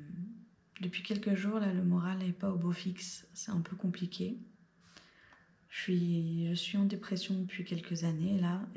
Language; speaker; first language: French; native; French